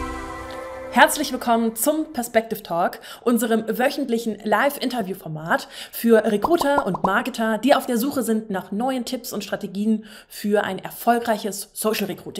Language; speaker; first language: German; native; German